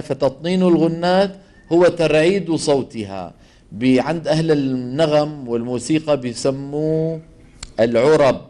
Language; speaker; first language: Arabic; native; Arabic